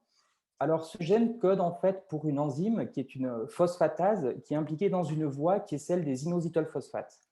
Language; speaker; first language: French; native; French